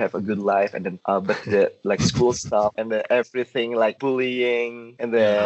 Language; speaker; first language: English; non-native, learner; Indonesian